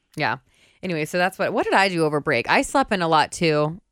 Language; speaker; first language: English; native; English